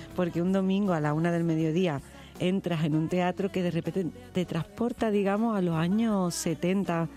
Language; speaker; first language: Spanish; native; Spanish